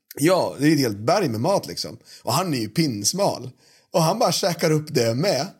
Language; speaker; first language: Swedish; native; Swedish